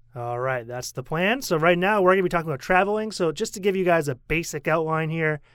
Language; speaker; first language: English; native; English